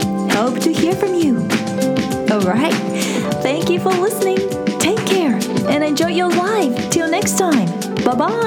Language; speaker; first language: English; non-native, fluent; Japanese